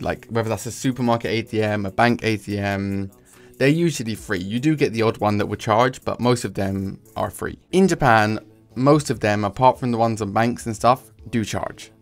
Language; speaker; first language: English; native; English